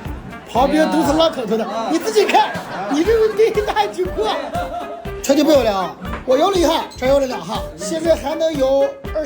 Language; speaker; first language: Chinese; native; Chinese